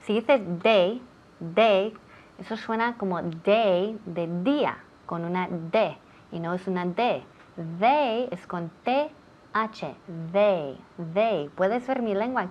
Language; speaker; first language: Spanish; non-native, fluent; English